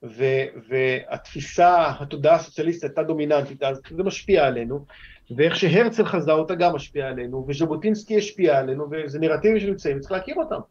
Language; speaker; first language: Hebrew; native; Hebrew